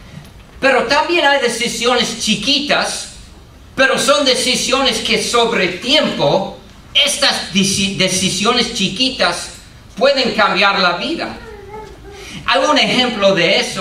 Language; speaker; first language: Spanish; non-native, fluent; English